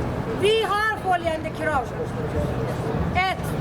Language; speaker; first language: Swedish; non-native, fluent; Persian